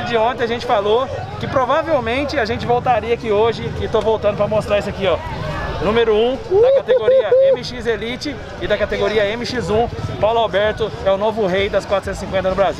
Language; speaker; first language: Portuguese; native; Portuguese